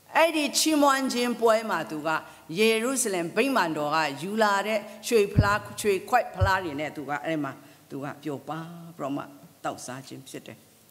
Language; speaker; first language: Burmese; non-native, local second language; Kachin